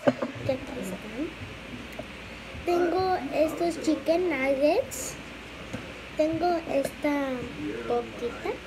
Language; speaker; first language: Spanish; early bilingual, heritage; Spanish